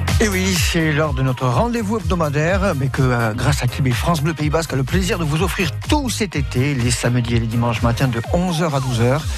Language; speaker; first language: French; native; French